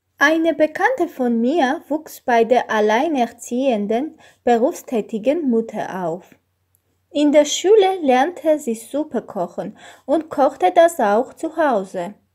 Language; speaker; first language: German; non-native, learner; Armenian